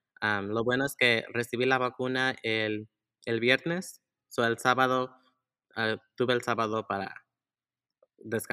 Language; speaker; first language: Spanish; early bilingual, heritage; Spanish